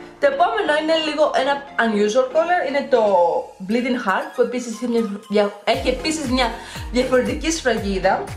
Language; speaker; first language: Greek; early bilingual, heritage; Greek